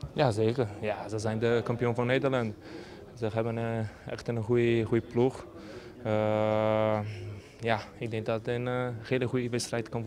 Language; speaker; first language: Dutch; non-native, fluent; Portuguese